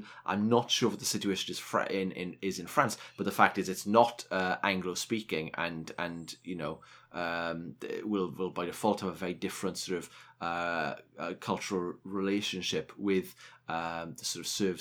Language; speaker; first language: English; native; English